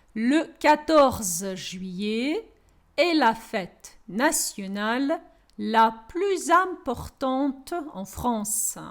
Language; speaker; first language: French; non-native, fluent; Ukrainian